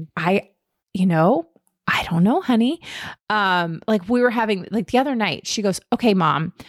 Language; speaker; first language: English; native; English